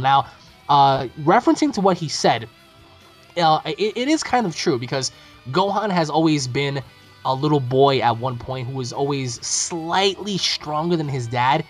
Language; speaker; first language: English; native; English